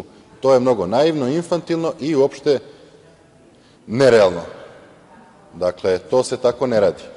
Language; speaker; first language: Serbian; native; Serbian